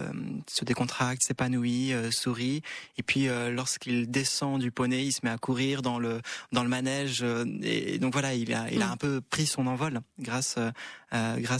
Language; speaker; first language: French; native; French